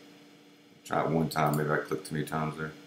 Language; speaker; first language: English; native; English